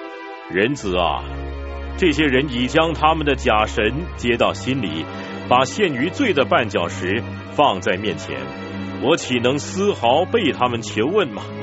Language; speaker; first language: Chinese; native; Chinese